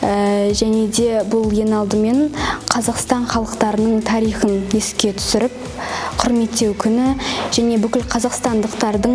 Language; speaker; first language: Kazakh; non-native, local second language; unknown